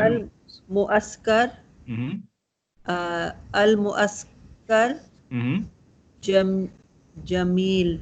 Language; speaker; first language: Arabic; non-native, learner; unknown